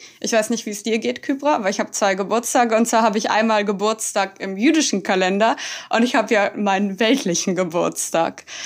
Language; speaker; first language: German; native; German